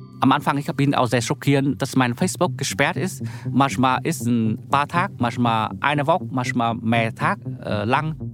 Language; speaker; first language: German; non-native, learner; Vietnamese